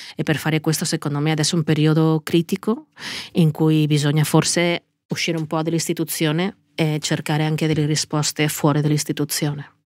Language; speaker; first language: Italian; non-native, fluent; Catalan